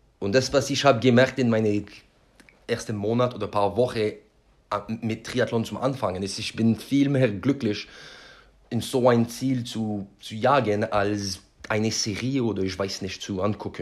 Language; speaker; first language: German; non-native, learner; French